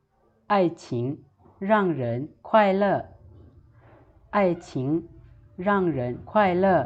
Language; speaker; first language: Chinese; non-native, fluent; Lao